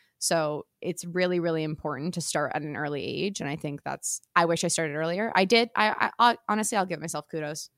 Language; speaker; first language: English; native; English